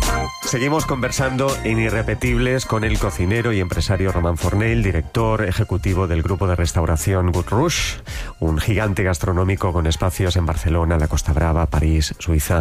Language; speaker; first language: Spanish; native; Spanish